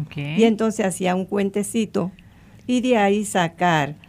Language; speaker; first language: Spanish; native; Spanish